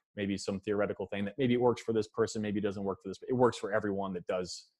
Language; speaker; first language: English; native; English